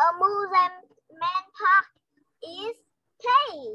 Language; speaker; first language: English; non-native, learner; Vietnamese